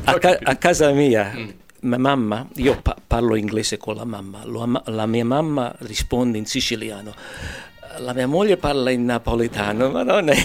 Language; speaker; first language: Italian; early bilingual, heritage; English